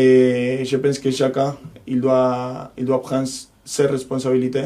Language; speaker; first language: French; non-native, fluent; Spanish